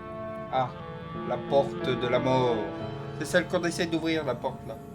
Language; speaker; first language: French; native; French